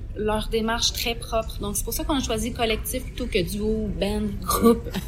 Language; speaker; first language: French; native; French